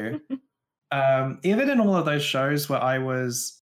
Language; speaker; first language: English; native; English